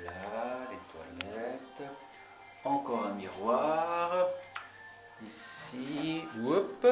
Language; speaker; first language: French; native; French